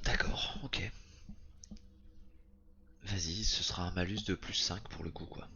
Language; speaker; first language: French; native; French